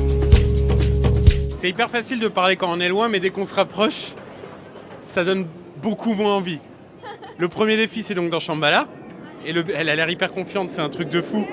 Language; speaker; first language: French; native; French